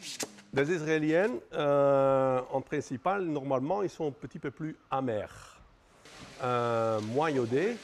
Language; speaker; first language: French; non-native, learner; Dutch